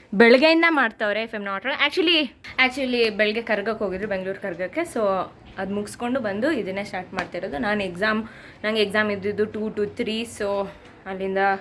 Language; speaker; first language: Kannada; non-native, local second language; Tamil